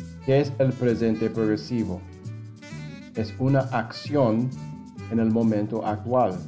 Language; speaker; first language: Spanish; non-native, fluent; English